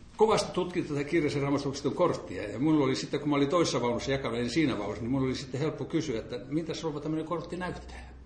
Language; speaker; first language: Finnish; native; Finnish